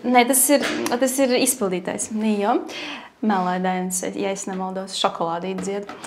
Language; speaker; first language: Latvian; non-native, local second language; Russian